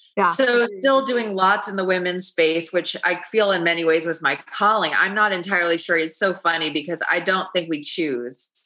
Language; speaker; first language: English; native; English